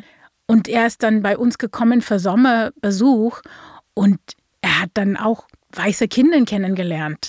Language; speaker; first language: German; non-native, fluent; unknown